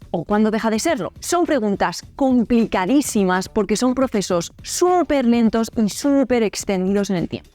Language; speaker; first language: Spanish; native; Spanish